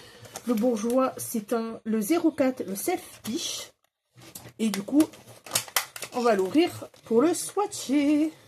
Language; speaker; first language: French; native; French